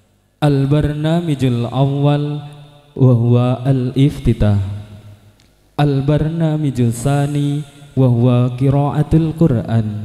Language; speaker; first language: Arabic; non-native, fluent; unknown